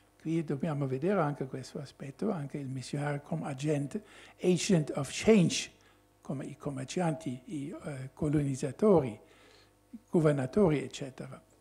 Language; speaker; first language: Italian; non-native, fluent; German